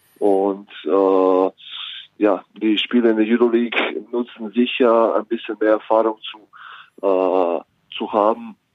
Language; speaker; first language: German; non-native, fluent; Bosnian